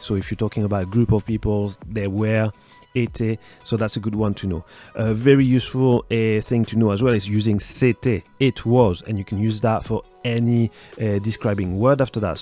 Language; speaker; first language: English; native; English